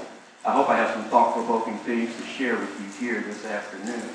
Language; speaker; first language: English; native; English